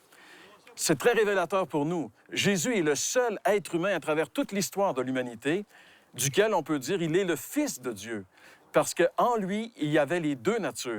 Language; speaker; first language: French; native; French